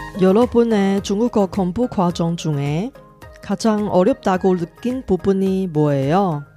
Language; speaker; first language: Korean; non-native, fluent; Chinese